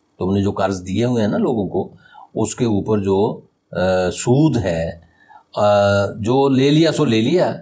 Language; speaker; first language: Urdu; native; Urdu